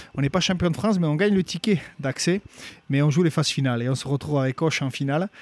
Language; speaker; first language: French; native; French